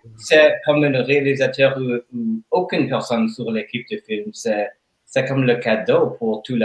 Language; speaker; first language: French; non-native, learner; English